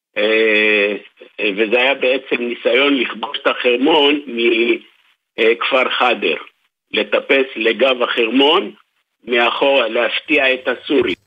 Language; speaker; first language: Hebrew; native; Hebrew